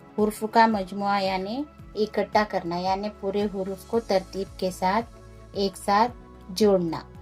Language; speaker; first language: Urdu; native; Urdu